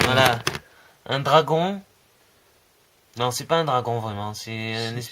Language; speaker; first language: French; native; French